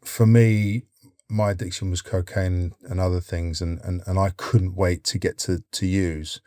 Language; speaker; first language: English; native; English